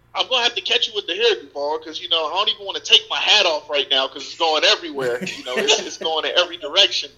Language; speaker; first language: English; native; English